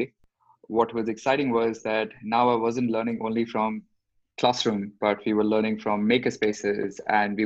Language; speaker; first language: English; non-native, local second language; Hindi